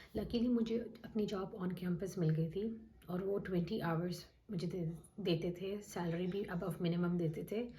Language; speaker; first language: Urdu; native; Urdu